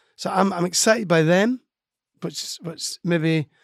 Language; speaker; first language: English; native; English